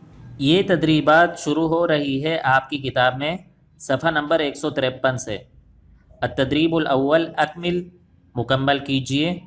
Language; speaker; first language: Urdu; native; Urdu